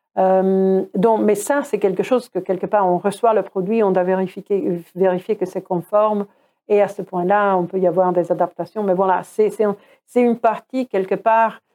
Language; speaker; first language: French; non-native, fluent; Croatian